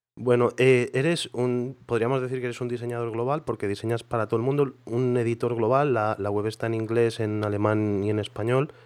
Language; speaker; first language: Spanish; non-native, local second language; Catalan